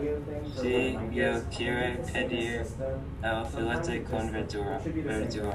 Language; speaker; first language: Spanish; non-native, learner; English